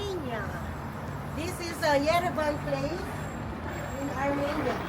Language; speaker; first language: English; non-native, local second language; Filipino